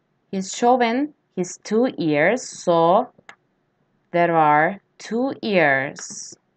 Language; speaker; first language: English; non-native, fluent; Turkish